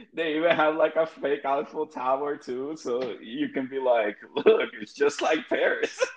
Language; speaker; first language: English; early bilingual, other home language; Spanish